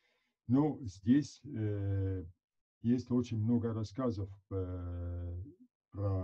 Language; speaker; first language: Russian; non-native, fluent; Italian